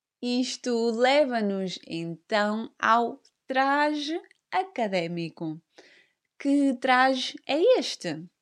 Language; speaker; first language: Portuguese; native; Portuguese